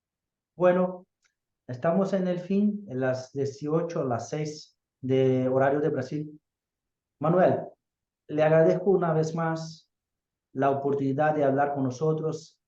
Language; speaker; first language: Spanish; non-native, fluent; Portuguese